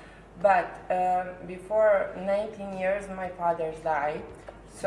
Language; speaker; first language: English; non-native, learner; Serbian